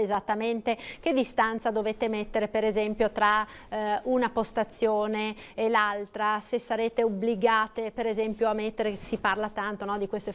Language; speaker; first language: Italian; native; Italian